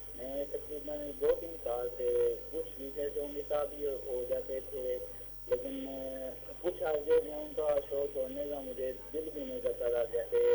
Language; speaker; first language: Urdu; non-native, local second language; Punjabi